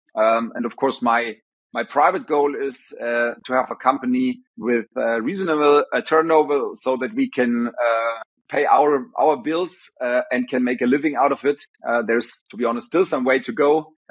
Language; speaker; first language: English; non-native, fluent; German